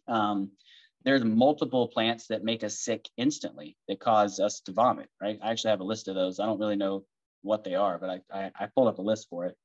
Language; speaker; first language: English; native; English